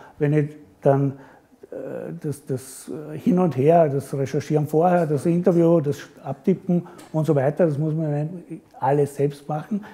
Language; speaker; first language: German; native; German